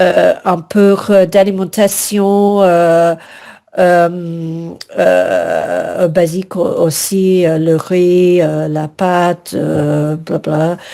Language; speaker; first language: French; non-native, fluent; English